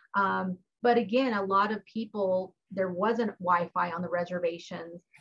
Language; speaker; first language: English; native; English